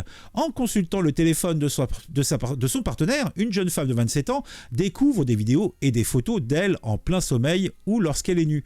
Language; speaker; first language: French; native; French